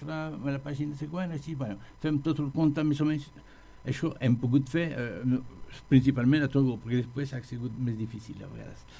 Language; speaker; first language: Catalan; non-native, learner; French